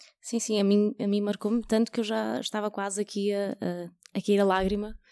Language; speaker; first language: Portuguese; native; Portuguese